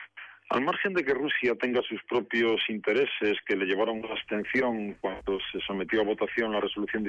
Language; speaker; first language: Spanish; native; Spanish